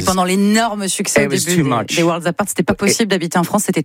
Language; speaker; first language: French; native; French